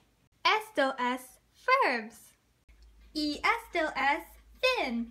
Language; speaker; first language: Spanish; non-native, learner; English